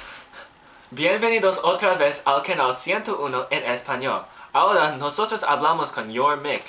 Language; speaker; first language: Spanish; non-native, learner; English